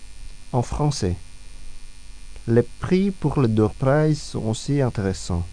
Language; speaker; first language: French; non-native, fluent; Indonesian